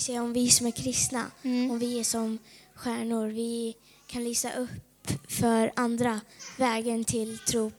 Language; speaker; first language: Swedish; native; Swedish